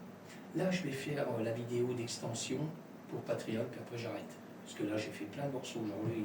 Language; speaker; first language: French; native; French